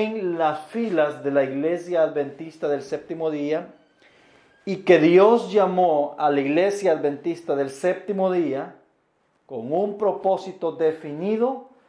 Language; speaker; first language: Spanish; native; Spanish